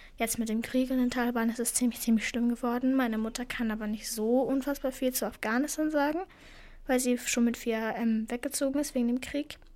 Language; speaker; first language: German; early bilingual, other home language; Persian